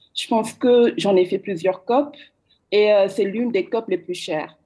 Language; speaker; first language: French; non-native, local second language; Wolof